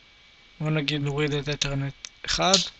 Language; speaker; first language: Hebrew; native; Hebrew